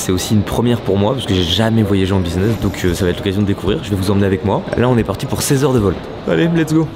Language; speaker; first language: French; native; French